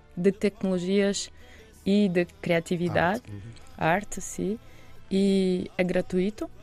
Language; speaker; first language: Portuguese; non-native, fluent; Russian